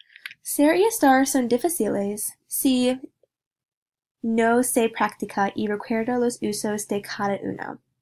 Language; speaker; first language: Spanish; non-native, learner; English